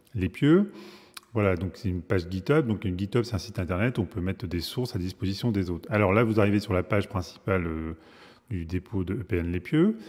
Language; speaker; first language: French; native; French